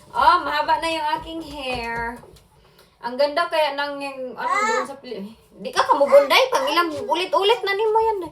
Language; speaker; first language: Filipino; non-native, local second language; Cebuano